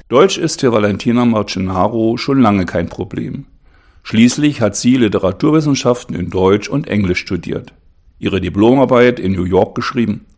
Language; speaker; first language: German; native; German